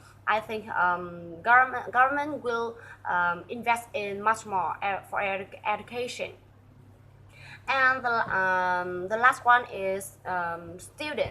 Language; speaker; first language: English; non-native, learner; Vietnamese